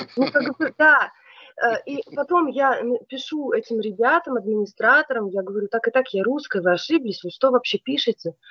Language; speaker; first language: Russian; native; Russian